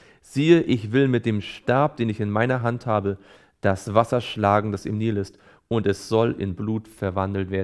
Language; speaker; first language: German; native; German